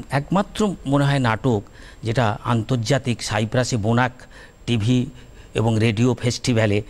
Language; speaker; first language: Bangla; native; Bangla